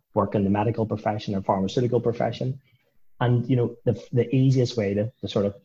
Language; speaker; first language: English; native; English